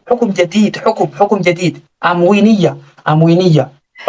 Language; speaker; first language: Arabic; non-native, learner; Oromo